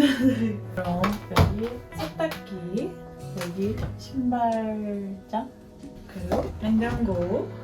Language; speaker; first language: Korean; non-native, learner; Dutch